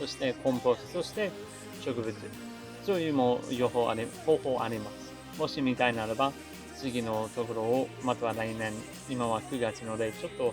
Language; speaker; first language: Japanese; non-native, learner; English